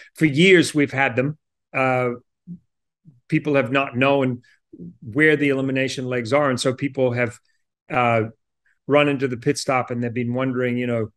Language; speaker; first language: English; native; English